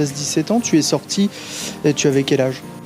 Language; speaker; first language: French; native; French